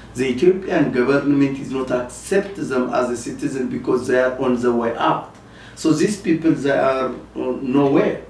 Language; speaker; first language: English; non-native, fluent; Amharic